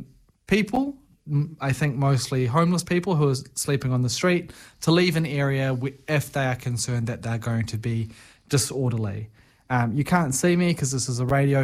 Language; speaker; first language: English; native; English